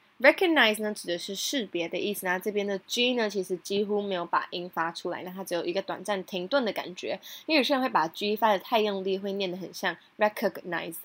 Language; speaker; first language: Chinese; native; Chinese